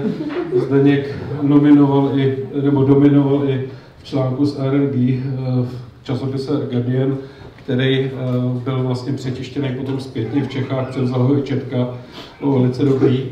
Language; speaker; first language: Czech; native; Czech